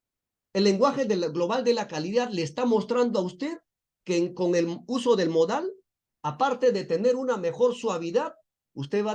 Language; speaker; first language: Spanish; native; Spanish